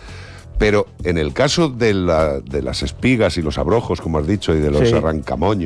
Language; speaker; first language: Spanish; native; Spanish